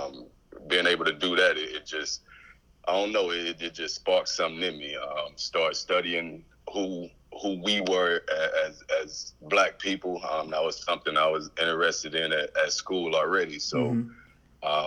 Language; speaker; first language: English; native; English